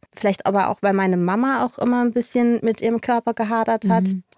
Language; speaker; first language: German; non-native, fluent; Polish